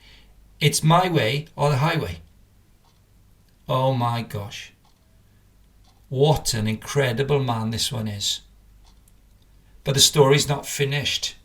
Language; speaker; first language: English; native; English